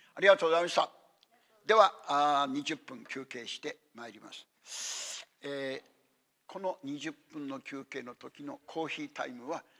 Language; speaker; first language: Japanese; native; Japanese